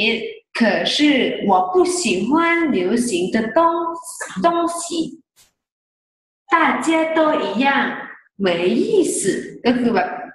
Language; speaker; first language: Chinese; non-native, fluent; Thai